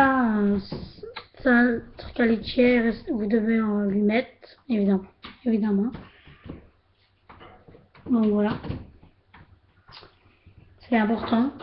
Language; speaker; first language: French; native; French